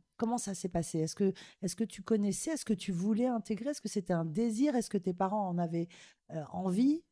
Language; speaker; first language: French; native; French